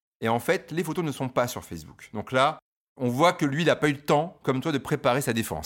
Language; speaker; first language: French; native; French